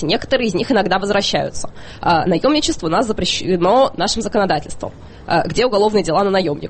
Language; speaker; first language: Russian; native; Russian